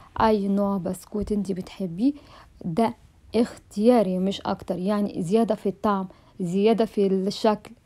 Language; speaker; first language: Arabic; native; Arabic